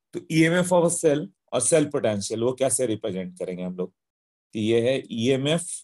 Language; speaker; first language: Hindi; native; Hindi